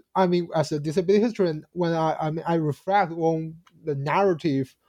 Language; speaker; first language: English; non-native, fluent; Chinese